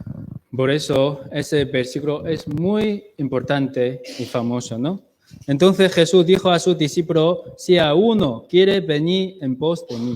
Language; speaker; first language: Spanish; non-native, learner; Chinese